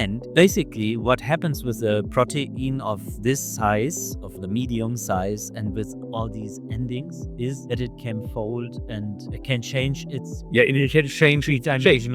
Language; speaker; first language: English; non-native, fluent; German